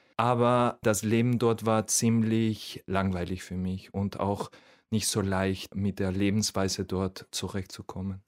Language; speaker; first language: German; non-native, fluent; Spanish